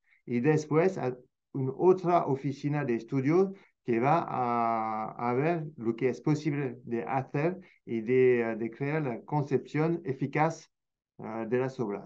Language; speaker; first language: Spanish; non-native, fluent; French